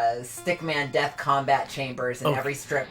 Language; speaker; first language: English; native; English